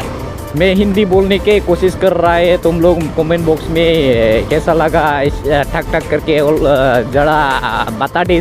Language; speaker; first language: Hindi; non-native, learner; Bodo